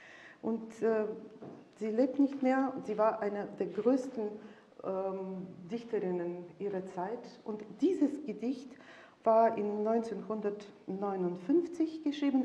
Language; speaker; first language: German; non-native, fluent; Russian